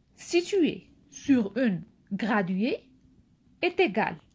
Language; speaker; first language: French; non-native, local second language; Arabic